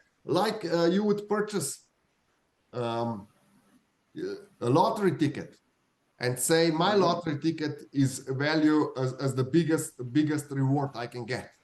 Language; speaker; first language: English; non-native, fluent; Slovenian